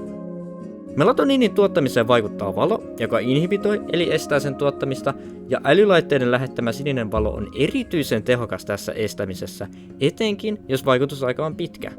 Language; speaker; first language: Finnish; native; Finnish